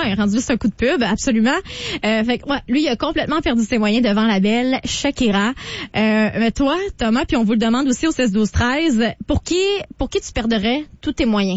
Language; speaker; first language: French; native; French